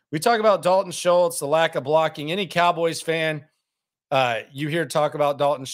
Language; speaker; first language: English; native; English